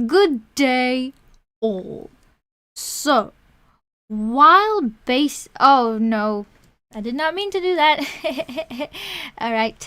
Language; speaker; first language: English; native; English